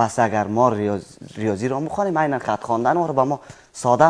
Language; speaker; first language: Persian; native; Persian